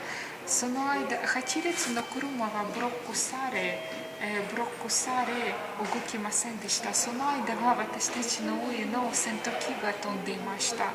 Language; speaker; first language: Japanese; non-native, learner; Ukrainian